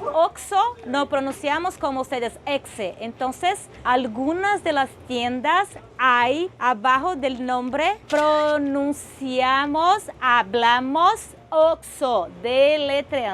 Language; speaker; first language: Spanish; non-native, fluent; Portuguese